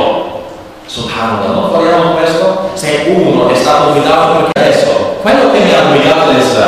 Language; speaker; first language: Italian; non-native, learner; English